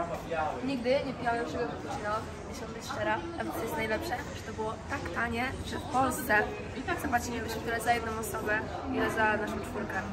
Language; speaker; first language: Polish; native; Polish